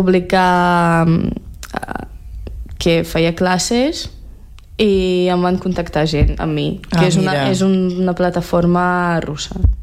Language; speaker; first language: Catalan; non-native, fluent; Russian